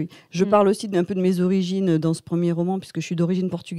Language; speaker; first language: French; native; French